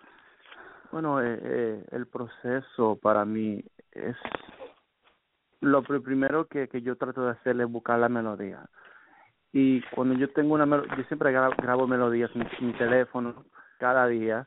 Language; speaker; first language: Spanish; early bilingual, heritage; Spanish